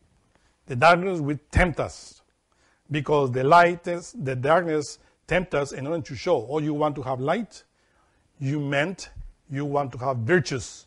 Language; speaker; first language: English; non-native, fluent; Spanish